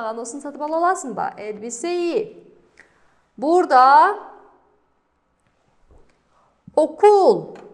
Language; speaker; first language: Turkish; non-native, fluent; Kazakh